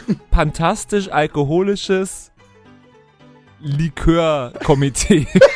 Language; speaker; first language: German; native; German